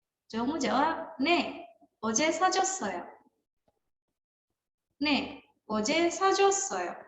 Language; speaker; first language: Korean; non-native, fluent; Indonesian